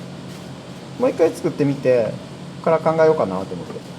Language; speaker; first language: Japanese; native; Japanese